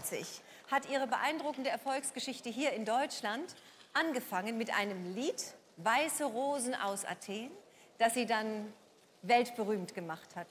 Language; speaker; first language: German; native; German